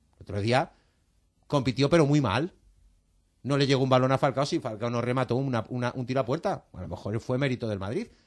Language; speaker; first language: Spanish; native; Spanish